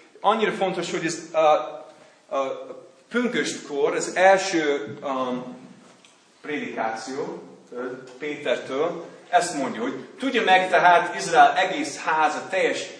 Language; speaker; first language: Hungarian; non-native, learner; English